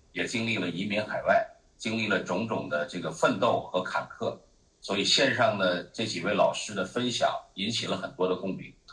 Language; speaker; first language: Chinese; native; Chinese